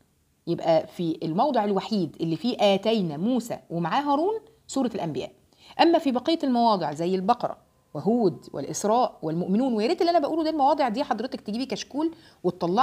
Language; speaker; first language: Arabic; native; Arabic